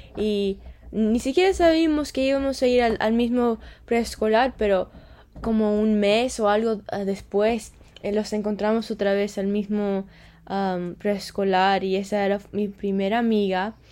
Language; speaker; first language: Spanish; early bilingual, heritage; Spanish